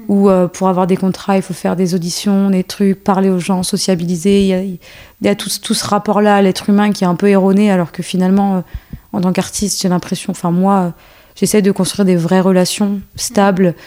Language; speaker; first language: French; native; French